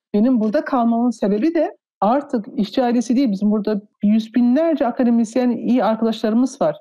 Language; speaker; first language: Turkish; early bilingual, heritage; Turkish